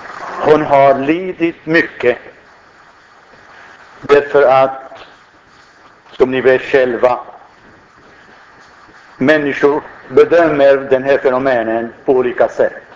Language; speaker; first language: Swedish; non-native, fluent; Arabic